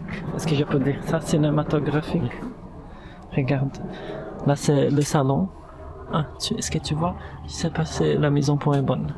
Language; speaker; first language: French; non-native, fluent; Portuguese